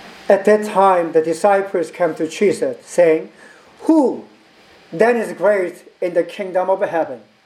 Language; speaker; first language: English; non-native, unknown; Korean